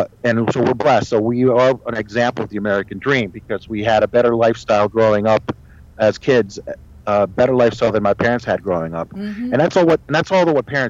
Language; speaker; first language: English; early bilingual, other home language; Spanish